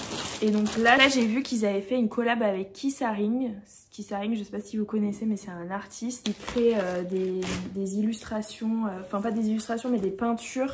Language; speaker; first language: French; native; French